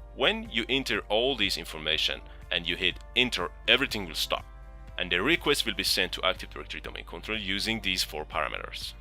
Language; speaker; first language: English; non-native, fluent; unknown